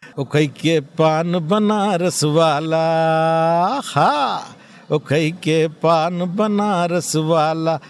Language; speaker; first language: Hindi; non-native, local second language; Marathi